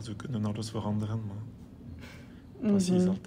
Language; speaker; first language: Dutch; non-native, local second language; French